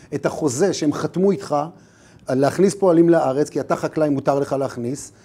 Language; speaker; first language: Hebrew; native; Hebrew